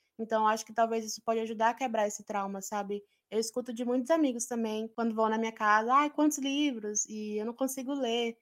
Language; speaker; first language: Portuguese; native; Portuguese